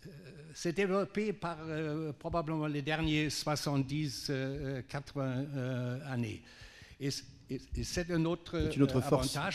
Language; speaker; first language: French; non-native, fluent; German